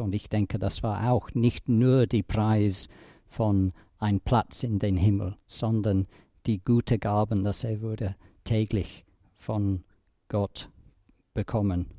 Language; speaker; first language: German; non-native, fluent; English